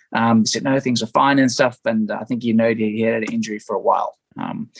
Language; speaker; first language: English; native; English